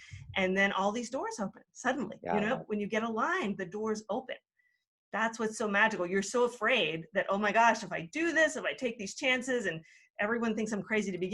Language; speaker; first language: English; native; English